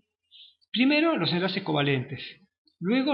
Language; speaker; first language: Spanish; native; Spanish